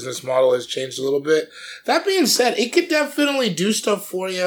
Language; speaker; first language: English; native; English